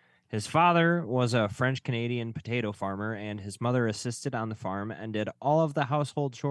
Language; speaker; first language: English; native; English